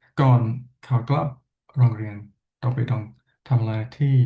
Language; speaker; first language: Thai; non-native, fluent; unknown